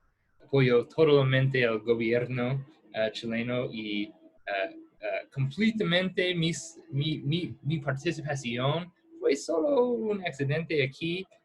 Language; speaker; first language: Spanish; non-native, fluent; English